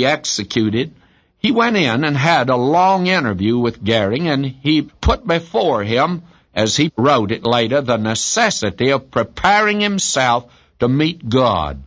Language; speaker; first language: English; native; English